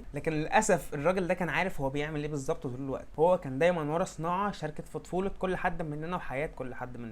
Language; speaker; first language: Arabic; native; Arabic